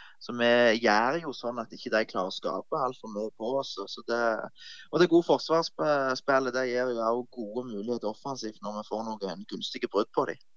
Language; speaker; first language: Norwegian; native; Norwegian